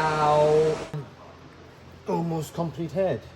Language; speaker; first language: English; native; English